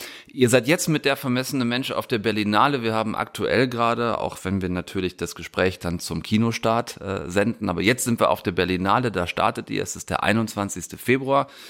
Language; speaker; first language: German; native; German